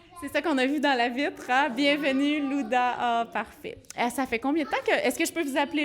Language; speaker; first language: French; native; French